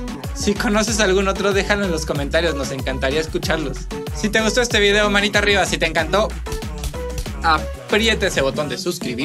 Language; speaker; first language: Spanish; native; Spanish